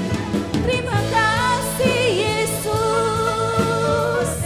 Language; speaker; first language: Indonesian; native; Indonesian